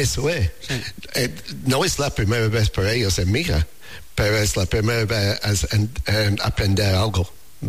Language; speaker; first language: Spanish; non-native, learner; English